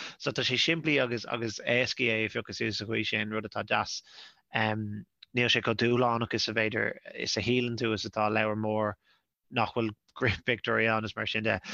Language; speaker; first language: Irish; non-native, local second language; English